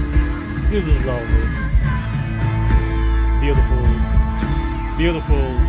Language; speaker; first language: English; non-native, fluent; Turkish